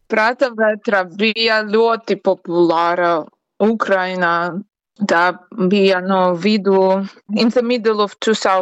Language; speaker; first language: Latvian; non-native, learner; Ukrainian